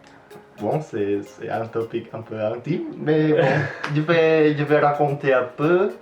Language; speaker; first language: French; non-native, fluent; Indonesian